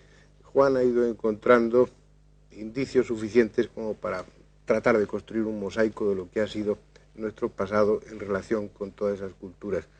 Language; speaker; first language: Spanish; native; Spanish